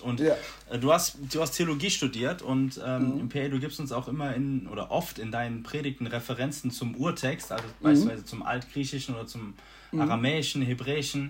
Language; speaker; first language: German; native; German